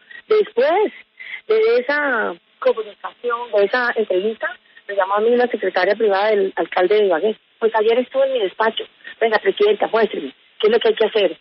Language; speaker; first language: Spanish; native; Spanish